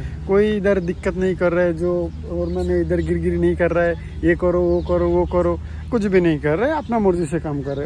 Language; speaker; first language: Hindi; non-native, learner; Bangla